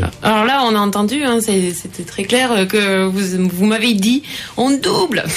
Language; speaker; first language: French; native; French